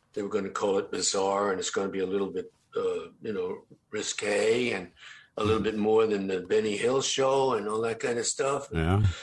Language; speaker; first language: English; native; English